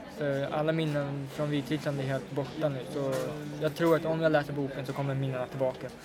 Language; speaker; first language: Swedish; early bilingual, other home language; Russian